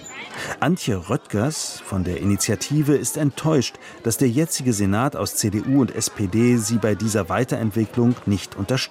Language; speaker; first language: German; native; German